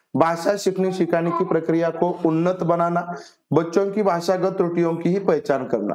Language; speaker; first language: Hindi; non-native, local second language; Marathi